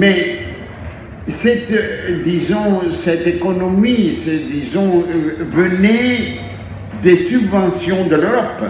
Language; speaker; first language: French; non-native, fluent; Greek